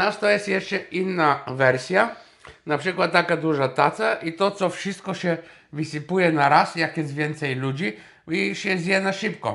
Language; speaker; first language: Polish; non-native, fluent; Bulgarian